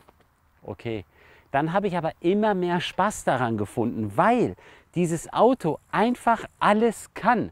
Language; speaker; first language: German; native; German